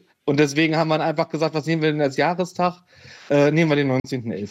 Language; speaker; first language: German; native; German